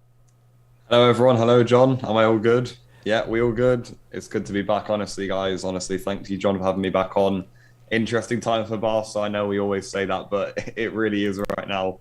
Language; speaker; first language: English; native; English